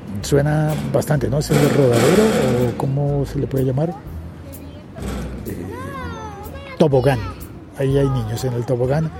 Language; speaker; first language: Spanish; native; Spanish